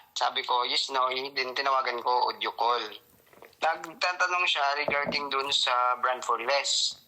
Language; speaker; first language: Filipino; non-native, local second language; Hiligaynon